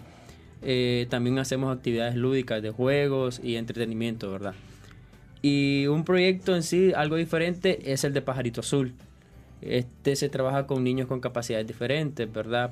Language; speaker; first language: Spanish; native; Spanish